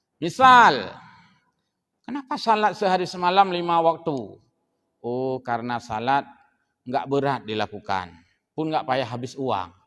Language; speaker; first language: Malay; non-native, local second language; Achinese